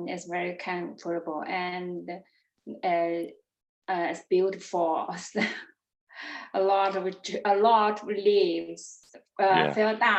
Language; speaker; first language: English; non-native, learner; Chinese